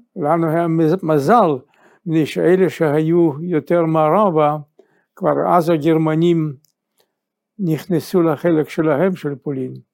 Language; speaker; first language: Hebrew; non-native, fluent; Yiddish